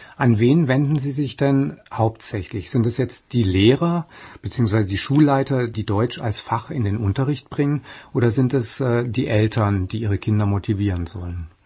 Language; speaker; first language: German; native; German